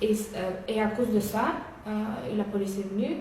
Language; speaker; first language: French; non-native, learner; Uyghur